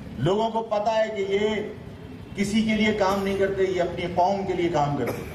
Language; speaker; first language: Urdu; native; Urdu